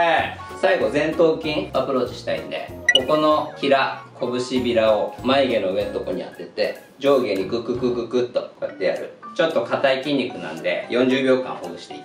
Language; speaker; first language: Japanese; native; Japanese